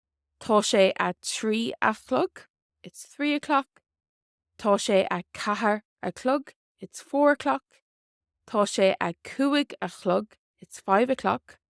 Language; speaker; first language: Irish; non-native, local second language; English